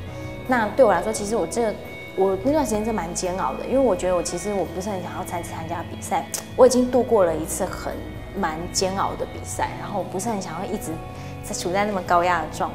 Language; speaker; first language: Chinese; native; Chinese